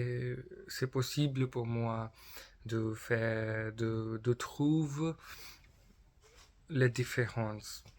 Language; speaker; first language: French; non-native, learner; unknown